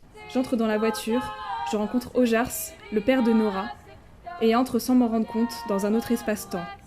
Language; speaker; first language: French; native; French